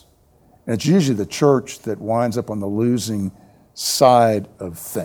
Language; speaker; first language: English; native; English